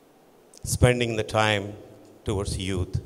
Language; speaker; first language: English; non-native, local second language; Konkani